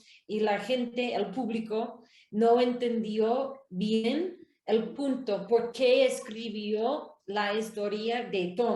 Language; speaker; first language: Spanish; non-native, learner; English